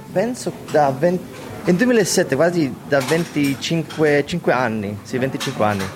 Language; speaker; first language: Italian; early bilingual, heritage; English